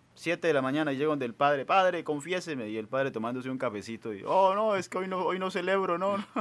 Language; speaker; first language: Spanish; native; Spanish